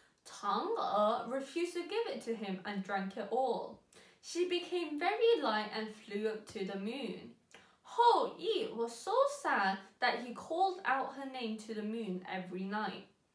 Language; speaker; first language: English; early bilingual, other home language; Chinese